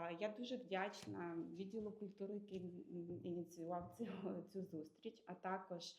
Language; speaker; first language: Ukrainian; native; Ukrainian